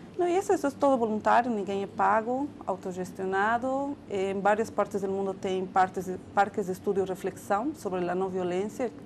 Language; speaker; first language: Portuguese; non-native, fluent; Spanish